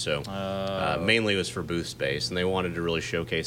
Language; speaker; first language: English; native; English